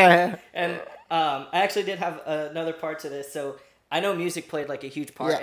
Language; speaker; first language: English; native; English